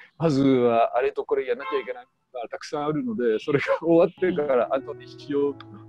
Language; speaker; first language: Japanese; non-native, fluent; French